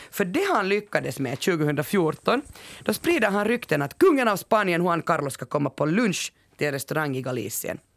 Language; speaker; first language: Swedish; native; Swedish